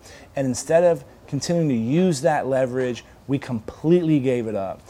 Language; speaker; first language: English; native; English